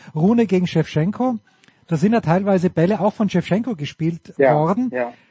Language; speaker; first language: German; native; German